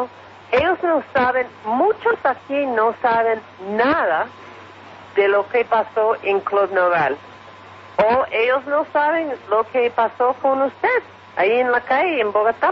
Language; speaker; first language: Spanish; non-native, fluent; English